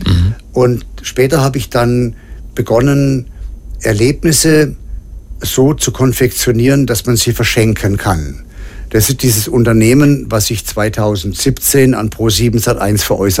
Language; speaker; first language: German; native; German